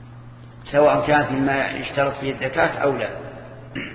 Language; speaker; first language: Arabic; native; Arabic